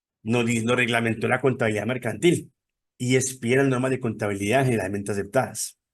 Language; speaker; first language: Spanish; native; Spanish